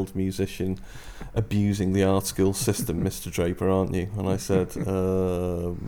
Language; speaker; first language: English; native; English